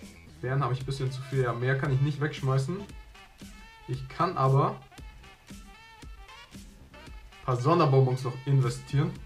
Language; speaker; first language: German; native; German